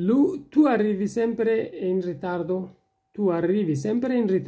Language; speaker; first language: Italian; non-native, fluent; Persian